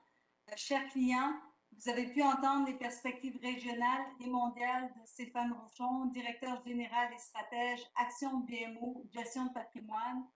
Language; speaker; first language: French; native; French